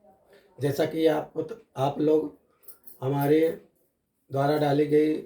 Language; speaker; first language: Hindi; native; Hindi